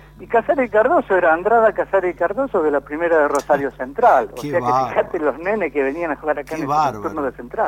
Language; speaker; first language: Spanish; native; Spanish